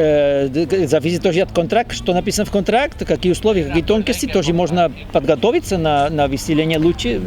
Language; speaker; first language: Russian; non-native, fluent; Spanish